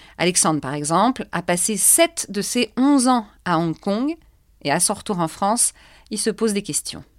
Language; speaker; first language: French; native; French